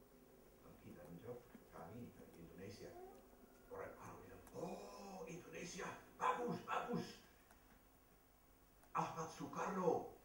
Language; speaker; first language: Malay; non-native, fluent; Dutch